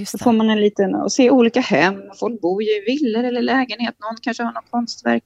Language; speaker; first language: Swedish; native; Swedish